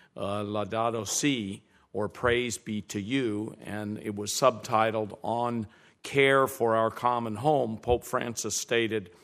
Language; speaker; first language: English; native; English